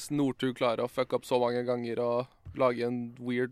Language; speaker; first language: Norwegian; native; Norwegian